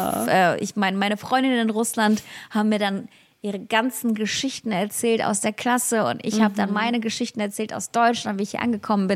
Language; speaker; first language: German; early bilingual, other home language; Russian